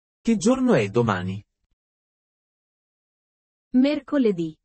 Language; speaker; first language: Italian; non-native, fluent; Sinhala